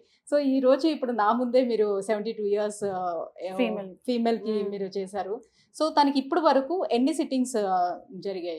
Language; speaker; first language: Telugu; native; Telugu